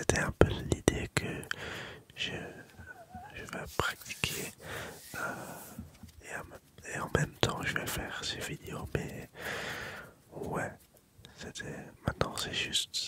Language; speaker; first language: French; non-native, learner; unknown